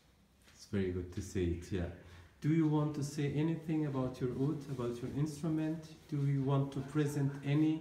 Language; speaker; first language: English; non-native, learner; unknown